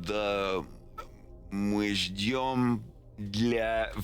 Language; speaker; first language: Russian; non-native, learner; English